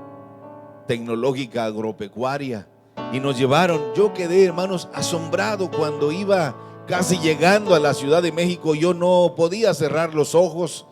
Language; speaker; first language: Spanish; native; Spanish